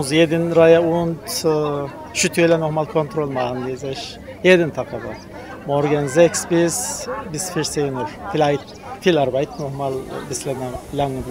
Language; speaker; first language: German; non-native, learner; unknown